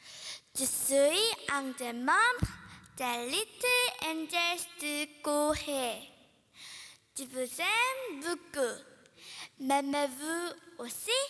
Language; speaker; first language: French; non-native, learner; Korean